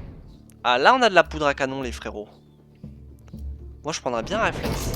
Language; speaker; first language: French; native; French